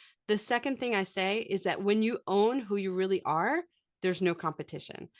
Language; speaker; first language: English; native; English